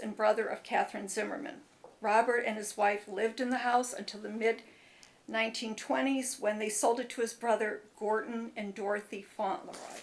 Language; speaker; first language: English; native; English